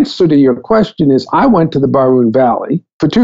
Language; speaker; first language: English; native; English